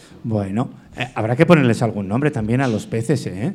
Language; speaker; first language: Spanish; native; Spanish